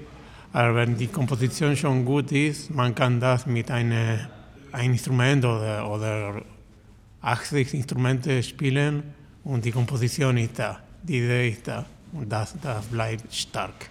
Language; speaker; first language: German; non-native, learner; Spanish